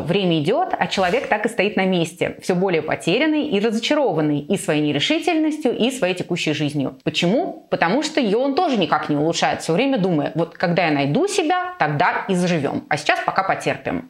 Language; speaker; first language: Russian; native; Russian